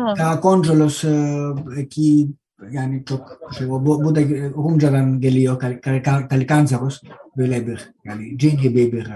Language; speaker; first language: Turkish; non-native, learner; Greek